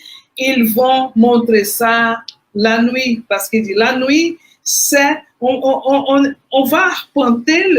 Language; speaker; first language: French; non-native, fluent; Portuguese